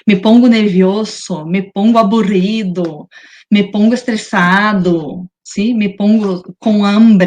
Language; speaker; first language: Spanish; non-native, learner; Portuguese